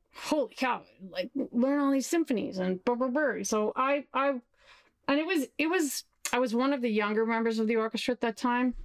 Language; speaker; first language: English; native; English